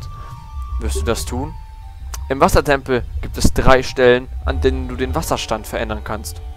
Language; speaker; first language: German; native; German